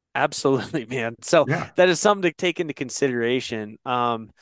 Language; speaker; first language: English; native; English